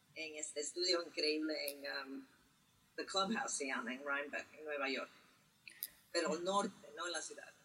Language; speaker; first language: Spanish; early bilingual, heritage; Spanish